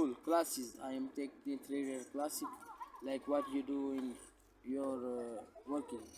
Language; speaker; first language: English; non-native, local second language; Punjabi